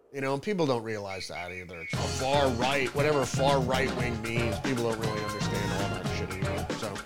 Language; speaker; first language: English; early bilingual, other home language; German